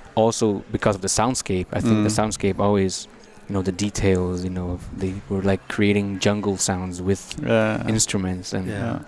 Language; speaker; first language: English; non-native, fluent; Portuguese